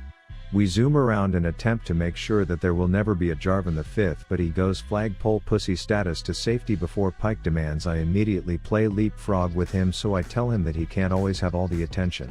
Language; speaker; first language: English; native; English